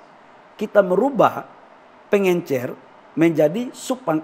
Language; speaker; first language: Indonesian; native; Indonesian